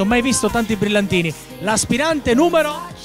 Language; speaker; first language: Italian; native; Italian